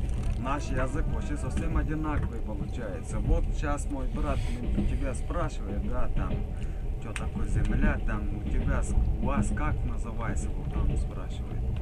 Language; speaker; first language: Russian; non-native, local second language; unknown